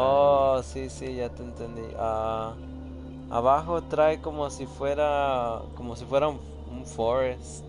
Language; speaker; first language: Spanish; early bilingual, other home language; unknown